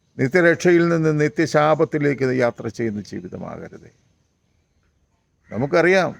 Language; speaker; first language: Malayalam; native; Malayalam